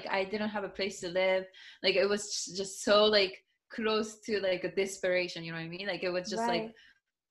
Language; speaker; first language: English; non-native, fluent; Japanese